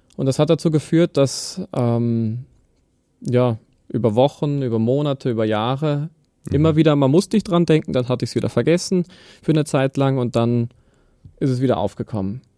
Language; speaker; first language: German; native; German